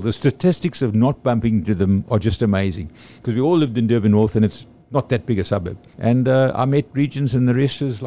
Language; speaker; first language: English; native; English